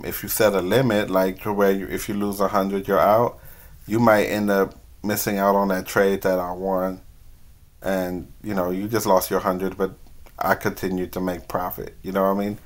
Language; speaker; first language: English; native; English